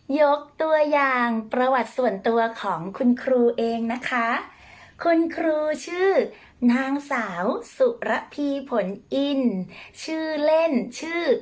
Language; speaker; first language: Thai; native; Thai